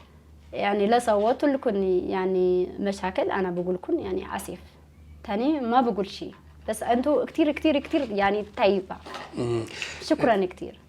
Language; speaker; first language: Arabic; non-native, learner; Amharic